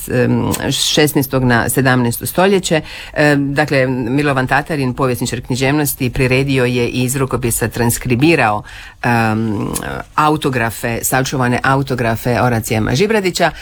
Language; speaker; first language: Serbian; native; Serbian